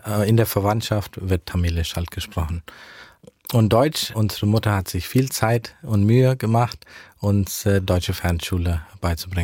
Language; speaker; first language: German; early bilingual, heritage; German